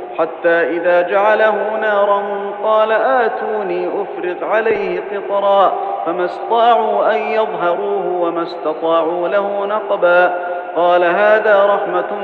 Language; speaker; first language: Arabic; native; Arabic